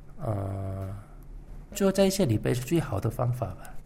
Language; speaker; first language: Chinese; non-native, fluent; Korean